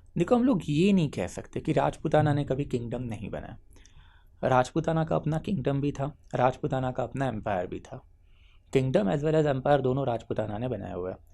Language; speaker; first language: Hindi; non-native, local second language; Marathi